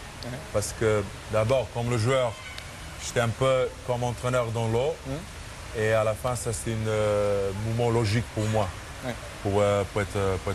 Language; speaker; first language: French; non-native, fluent; Serbian